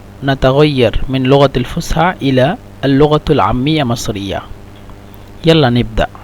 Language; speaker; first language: Arabic; non-native, fluent; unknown